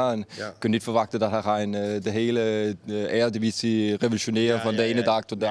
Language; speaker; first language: Dutch; non-native, fluent; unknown